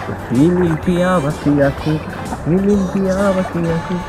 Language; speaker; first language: Spanish; native; Spanish